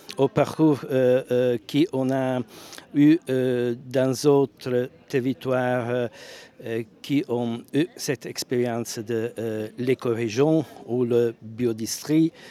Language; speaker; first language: French; non-native, fluent; Italian